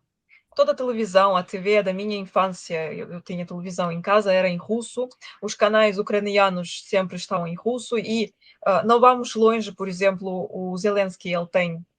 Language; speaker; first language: Portuguese; non-native, fluent; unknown